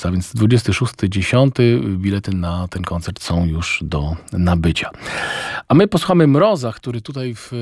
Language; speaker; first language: Polish; native; Polish